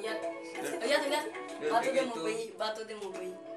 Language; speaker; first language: French; non-native, learner; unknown